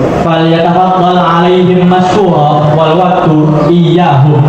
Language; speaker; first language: Arabic; non-native, fluent; Indonesian